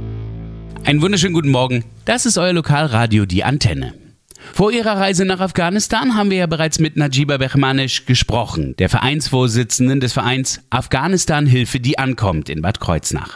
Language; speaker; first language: German; native; German